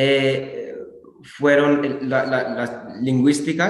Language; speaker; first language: Spanish; non-native, learner; English